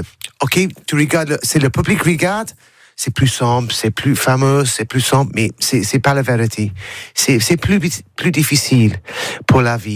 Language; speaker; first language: French; non-native, learner; English